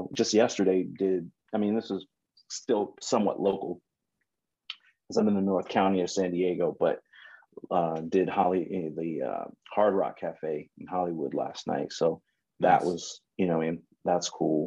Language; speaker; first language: English; native; English